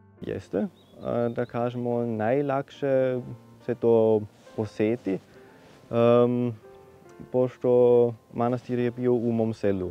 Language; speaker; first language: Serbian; non-native, fluent; German